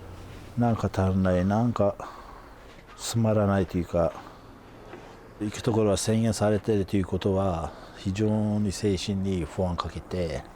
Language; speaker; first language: Japanese; non-native, fluent; Kurdish